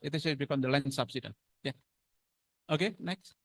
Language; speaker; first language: English; non-native, fluent; Indonesian